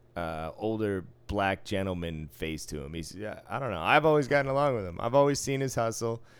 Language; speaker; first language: English; native; English